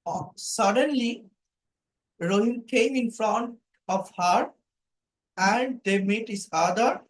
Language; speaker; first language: English; non-native, fluent; Bangla